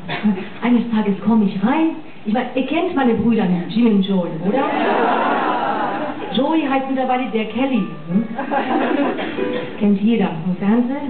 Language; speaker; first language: German; non-native, fluent; English